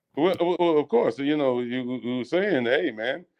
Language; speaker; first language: English; native; English